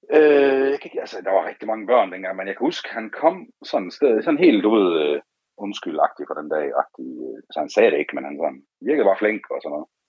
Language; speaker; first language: Danish; early bilingual, other home language; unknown